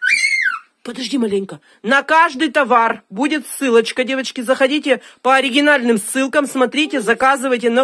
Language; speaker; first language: Russian; native; Russian